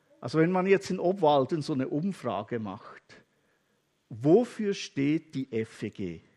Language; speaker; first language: German; native; German